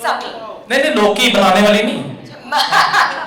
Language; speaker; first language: Hindi; native; Hindi